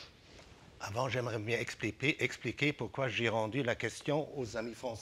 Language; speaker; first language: French; non-native, fluent; German